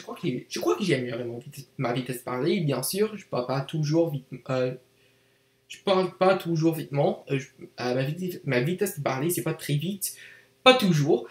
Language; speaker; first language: French; non-native, learner; English